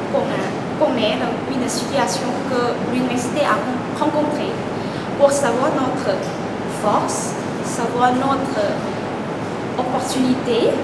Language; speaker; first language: French; non-native, fluent; Lao